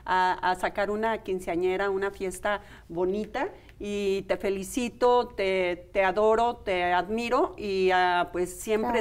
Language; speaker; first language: Spanish; native; Spanish